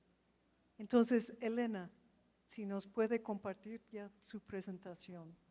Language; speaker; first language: Spanish; non-native, fluent; English